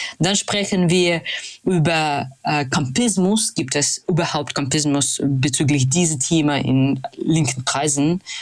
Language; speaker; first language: German; non-native, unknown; Russian